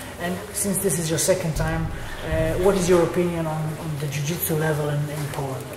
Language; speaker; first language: English; non-native, fluent; Polish